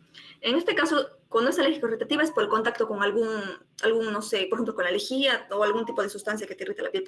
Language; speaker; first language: Spanish; native; Spanish